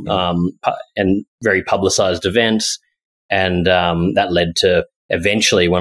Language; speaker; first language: English; native; English